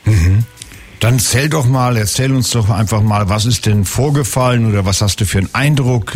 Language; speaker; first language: German; native; German